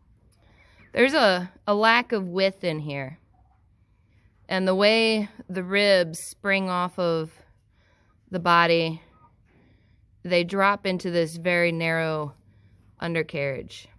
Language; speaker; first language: English; native; English